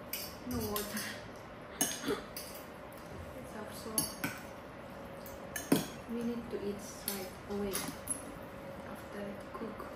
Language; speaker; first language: English; non-native, learner; Indonesian